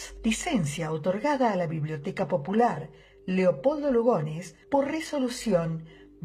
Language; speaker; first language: Spanish; native; Spanish